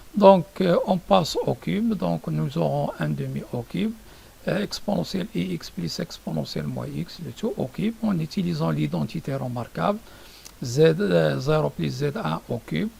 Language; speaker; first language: French; non-native, local second language; Arabic